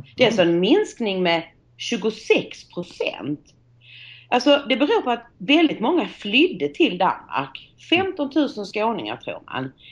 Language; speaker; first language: Swedish; native; Swedish